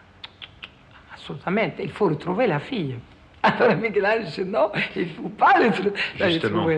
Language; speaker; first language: French; non-native, fluent; Italian